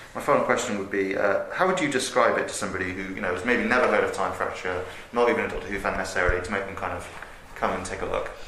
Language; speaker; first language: English; native; English